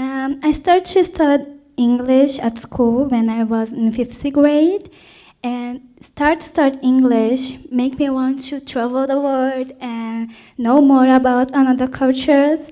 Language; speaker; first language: English; non-native, fluent; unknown